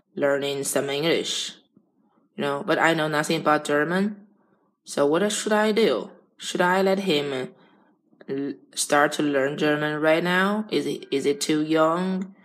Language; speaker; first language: English; non-native, learner; Chinese